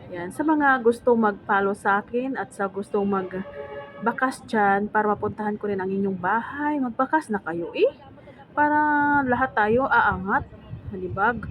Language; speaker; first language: Filipino; non-native, local second language; Hiligaynon